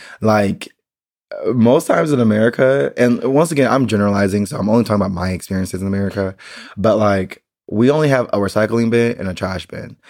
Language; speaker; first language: English; native; English